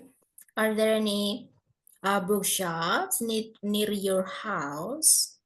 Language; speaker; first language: English; non-native, fluent; Indonesian